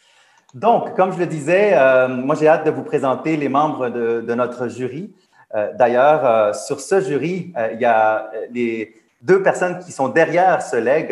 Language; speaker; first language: French; native; French